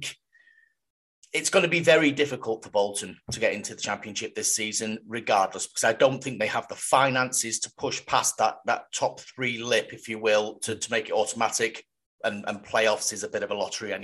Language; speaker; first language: English; native; English